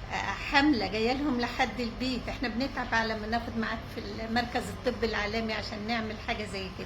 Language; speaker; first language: Arabic; native; Arabic